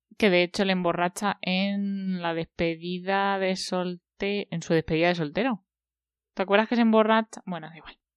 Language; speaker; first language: Spanish; native; Spanish